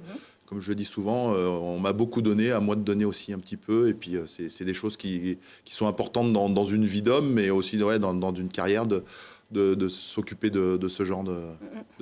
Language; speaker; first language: French; native; French